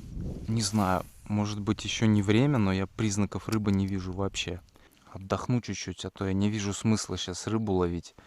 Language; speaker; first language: Russian; native; Russian